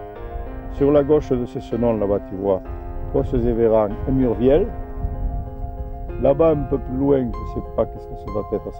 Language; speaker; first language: French; native; French